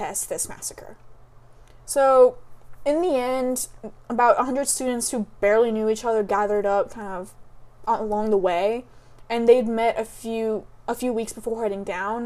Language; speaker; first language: English; native; English